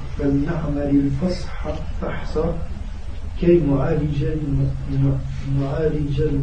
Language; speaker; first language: Arabic; non-native, learner; French